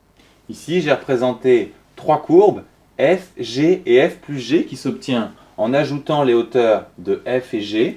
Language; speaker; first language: French; native; French